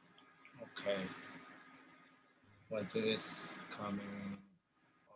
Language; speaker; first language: English; non-native, learner; Tedim Chin